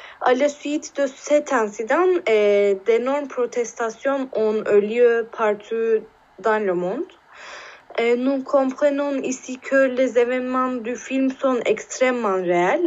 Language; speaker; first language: French; non-native, learner; Turkish